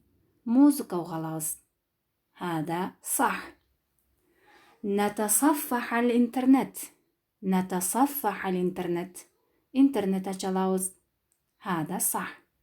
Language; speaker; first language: Arabic; non-native, learner; Kyrgyz